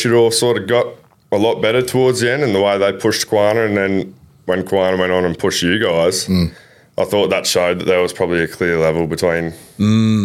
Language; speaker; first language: English; native; English